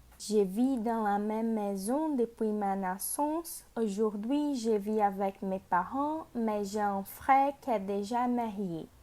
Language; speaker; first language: French; non-native, learner; Portuguese